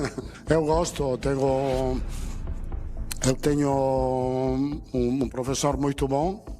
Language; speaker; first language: Portuguese; non-native, learner; Italian